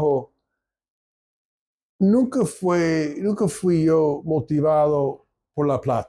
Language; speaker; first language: Spanish; non-native, fluent; English